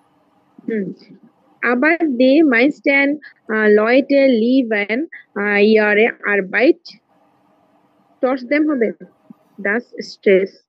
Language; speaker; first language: German; non-native, learner; Bangla